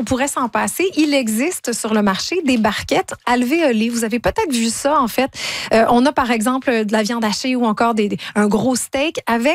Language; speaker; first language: French; native; French